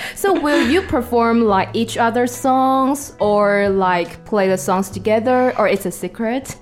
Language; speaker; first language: English; non-native, fluent; Chinese